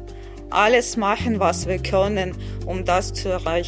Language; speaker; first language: German; non-native, fluent; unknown